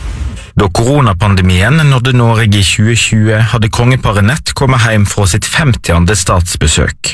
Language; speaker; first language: Norwegian; native; Norwegian